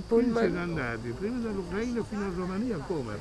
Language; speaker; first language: Italian; native; Italian